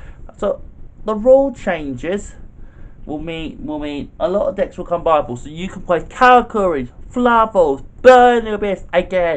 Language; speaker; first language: English; native; English